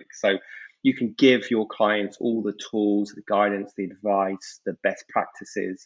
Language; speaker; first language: English; native; English